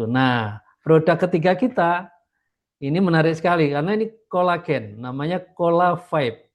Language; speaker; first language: Indonesian; native; Indonesian